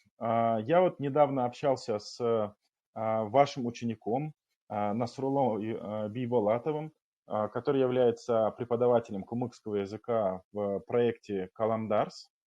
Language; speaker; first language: Russian; non-native, local second language; Kumyk